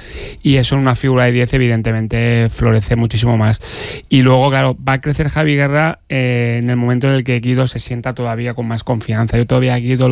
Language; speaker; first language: Spanish; native; Spanish